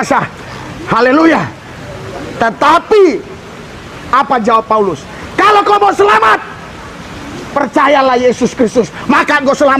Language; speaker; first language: Indonesian; native; Indonesian